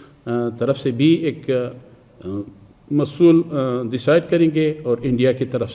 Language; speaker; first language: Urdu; non-native, fluent; Persian